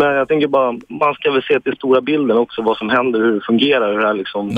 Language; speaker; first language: Swedish; early bilingual, other home language; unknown